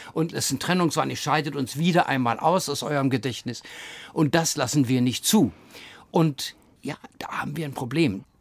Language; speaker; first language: German; early bilingual, other home language; English